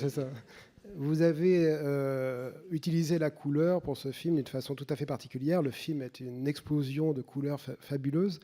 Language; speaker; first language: French; native; French